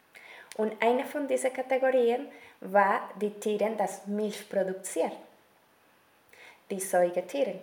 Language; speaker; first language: German; non-native, learner; Spanish